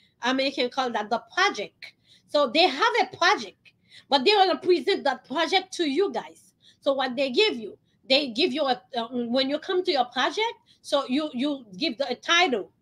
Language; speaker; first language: English; non-native, fluent; Haitian Creole